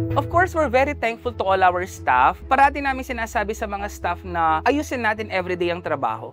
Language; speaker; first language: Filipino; non-native, local second language; Pampanga